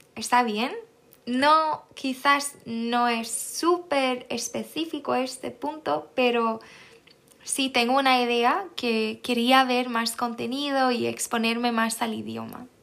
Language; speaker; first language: Spanish; non-native, fluent; Swedish